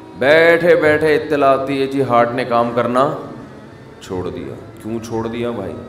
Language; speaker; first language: Urdu; native; Urdu